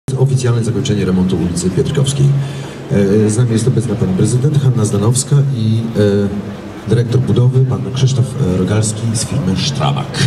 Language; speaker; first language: Polish; native; Polish